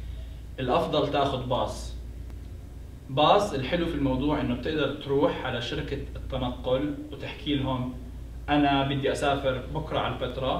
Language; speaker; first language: Arabic; native; Arabic